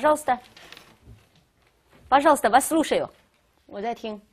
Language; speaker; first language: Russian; non-native, fluent; Chinese